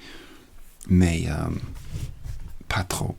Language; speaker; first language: French; non-native, learner; English